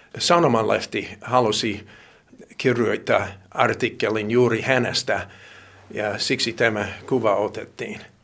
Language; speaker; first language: Finnish; non-native, fluent; English